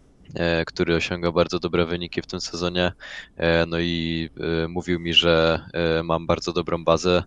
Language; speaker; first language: Polish; native; Polish